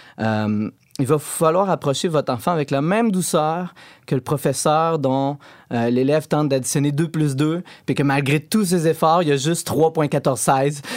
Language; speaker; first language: French; native; French